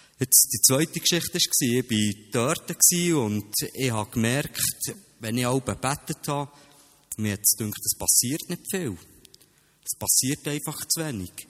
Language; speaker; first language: German; native; German